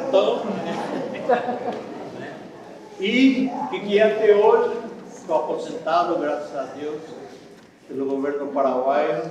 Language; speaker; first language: Portuguese; non-native, fluent; Spanish